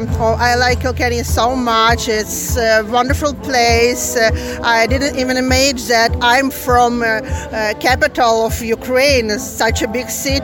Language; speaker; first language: English; non-native, learner; Ukrainian